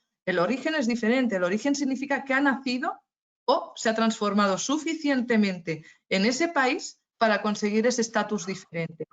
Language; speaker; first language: Spanish; native; Spanish